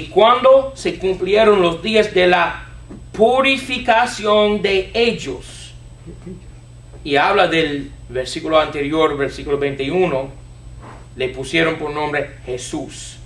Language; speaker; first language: Spanish; non-native, fluent; English